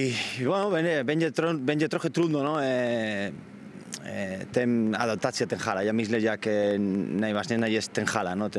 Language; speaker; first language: Polish; non-native, learner; Spanish